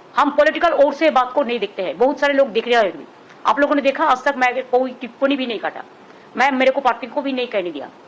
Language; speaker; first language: Hindi; non-native, local second language; Bangla